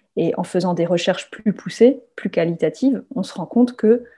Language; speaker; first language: French; native; French